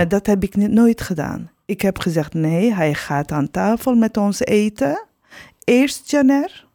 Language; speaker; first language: Dutch; non-native, fluent; Turkish